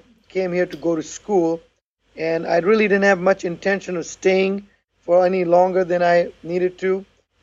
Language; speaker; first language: English; non-native, local second language; Urdu